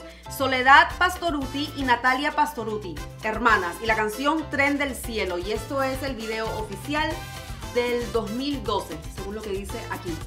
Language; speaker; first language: Spanish; native; Spanish